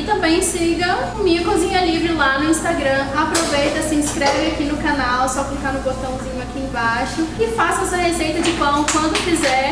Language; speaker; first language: Portuguese; native; Portuguese